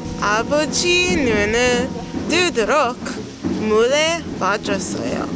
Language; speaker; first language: Korean; non-native, learner; English